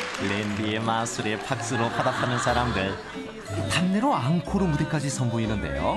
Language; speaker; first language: Korean; native; Korean